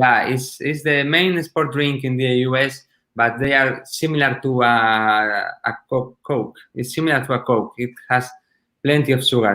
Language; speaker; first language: English; non-native, learner; Spanish